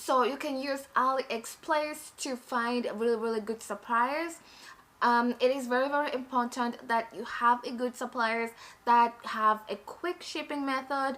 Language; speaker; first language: English; non-native, fluent; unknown